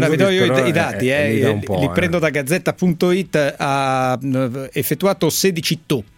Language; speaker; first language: Italian; native; Italian